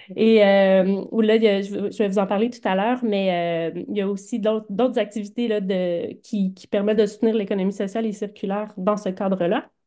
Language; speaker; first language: French; native; French